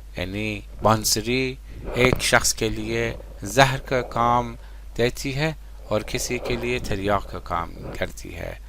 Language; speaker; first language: Urdu; non-native, fluent; Persian